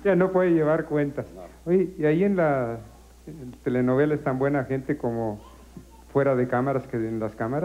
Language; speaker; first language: Spanish; native; Spanish